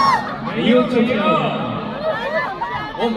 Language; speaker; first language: Chinese; non-native, learner; Korean